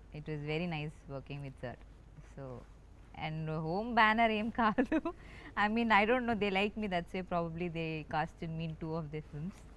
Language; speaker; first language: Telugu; non-native, learner; Tamil